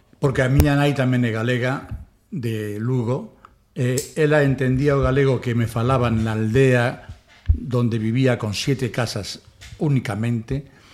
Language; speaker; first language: Galician; non-native, local second language; Spanish